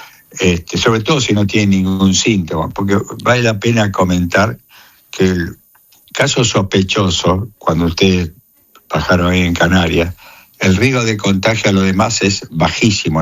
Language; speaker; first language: Spanish; native; Spanish